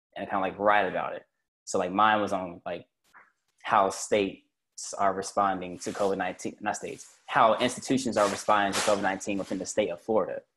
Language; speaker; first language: English; native; English